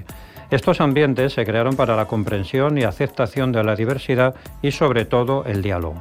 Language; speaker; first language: Spanish; native; Spanish